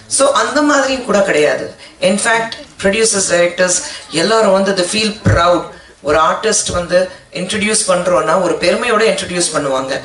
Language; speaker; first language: Tamil; non-native, fluent; Hindi